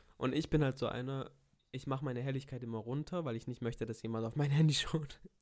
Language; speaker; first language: German; early bilingual, other home language; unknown